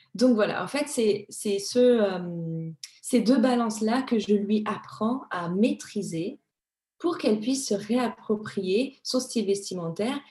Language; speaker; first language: French; early bilingual, other home language; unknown